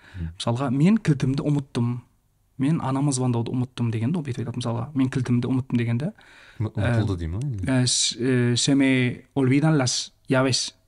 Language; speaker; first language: Kazakh; native; Kazakh